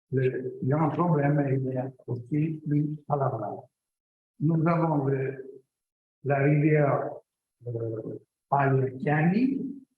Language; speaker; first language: French; non-native, learner; Italian